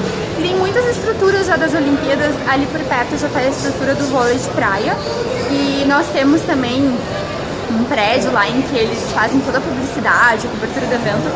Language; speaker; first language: Portuguese; native; Portuguese